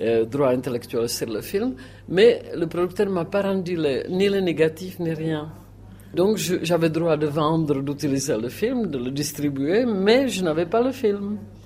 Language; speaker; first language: French; non-native, fluent; Czech